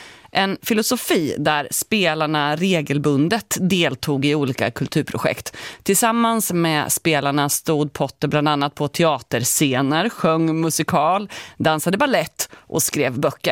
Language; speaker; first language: Swedish; native; Swedish